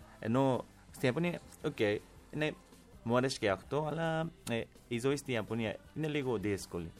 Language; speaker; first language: Greek; non-native, fluent; Japanese